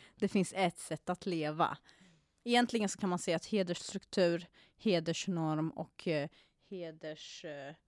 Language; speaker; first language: Swedish; non-native, fluent; Arabic